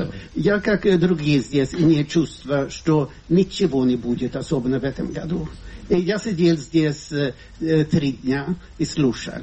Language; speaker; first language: Russian; non-native, fluent; Swedish